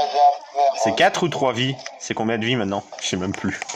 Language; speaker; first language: French; native; French